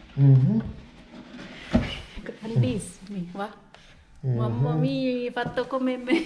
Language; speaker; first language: Italian; non-native, learner; Thai